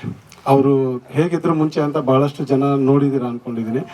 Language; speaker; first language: Kannada; native; Kannada